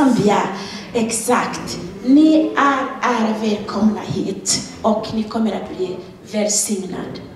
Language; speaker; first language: Swedish; non-native, learner; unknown